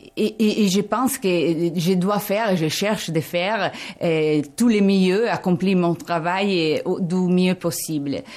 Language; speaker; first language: French; non-native, fluent; Italian